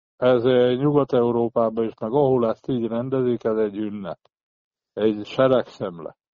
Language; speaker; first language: Hungarian; native; Hungarian